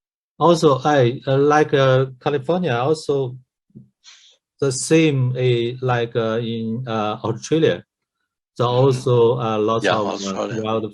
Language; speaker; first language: English; non-native, learner; Chinese